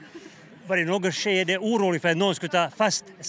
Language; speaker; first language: Swedish; native; Swedish